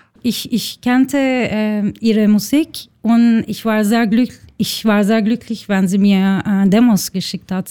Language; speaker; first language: German; non-native, learner; Turkish